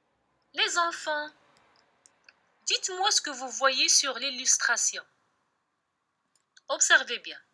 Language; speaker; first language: French; non-native, local second language; Arabic